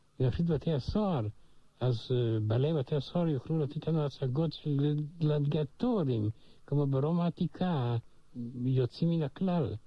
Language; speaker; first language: Hebrew; non-native, fluent; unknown